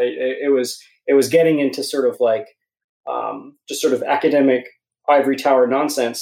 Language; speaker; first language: English; native; English